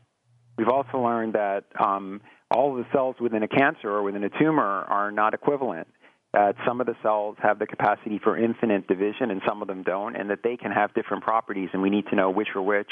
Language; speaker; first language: English; native; English